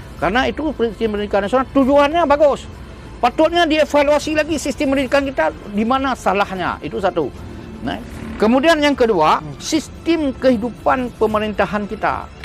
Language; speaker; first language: Malay; non-native, local second language; Achinese